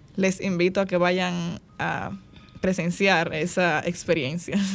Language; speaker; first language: Spanish; native; Spanish